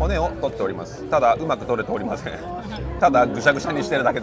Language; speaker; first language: Japanese; native; Japanese